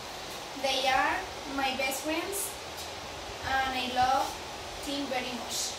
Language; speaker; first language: English; non-native, learner; Spanish